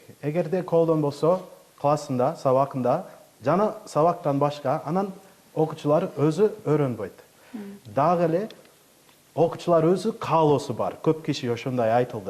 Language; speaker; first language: Kyrgyz; non-native, learner; English